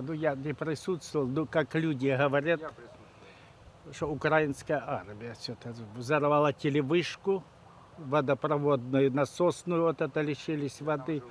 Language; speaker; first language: Russian; native; Russian